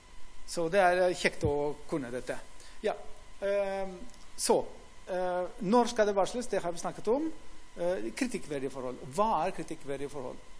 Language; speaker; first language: Norwegian; non-native, fluent; Greek